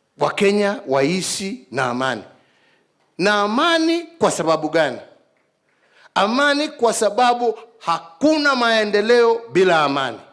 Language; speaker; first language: Swahili; non-native, local second language; Kikuyu